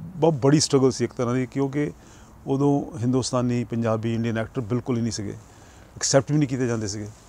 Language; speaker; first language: Punjabi; early bilingual, heritage; Punjabi